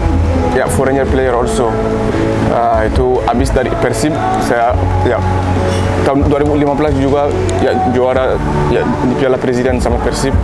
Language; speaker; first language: Indonesian; non-native, learner; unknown